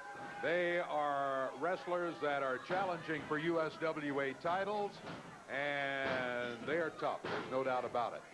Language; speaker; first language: English; native; English